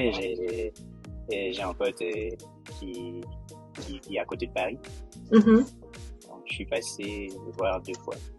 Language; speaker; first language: French; non-native, fluent; Russian